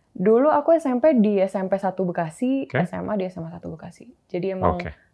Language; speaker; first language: Indonesian; native; Indonesian